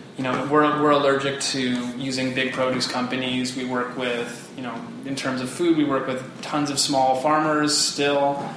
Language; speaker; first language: English; native; English